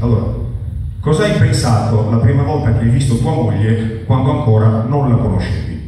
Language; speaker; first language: Italian; native; Italian